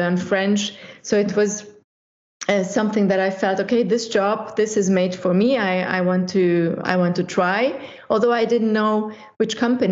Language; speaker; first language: English; non-native, fluent; German